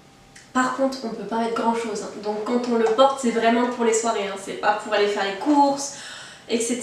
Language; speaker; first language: French; native; French